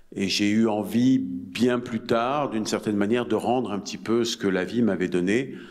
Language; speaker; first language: French; native; French